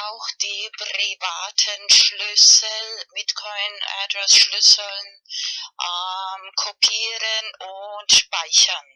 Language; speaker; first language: German; non-native, fluent; Spanish